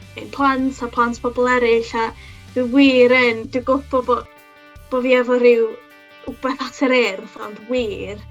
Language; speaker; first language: Welsh; non-native, local second language; English